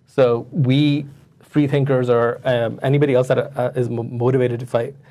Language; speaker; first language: English; non-native, local second language; Urdu